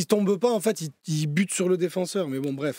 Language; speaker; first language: French; native; French